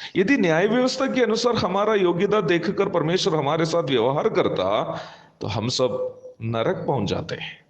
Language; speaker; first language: Hindi; non-native, local second language; Malayalam